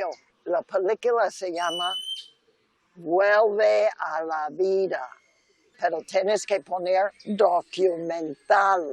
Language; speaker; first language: Spanish; early bilingual, other home language; English